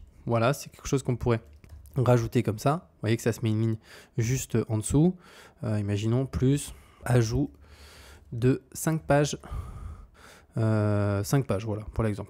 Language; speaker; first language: French; native; French